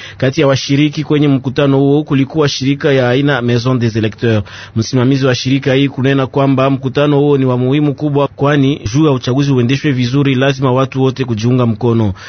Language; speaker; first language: Swahili; native; Swahili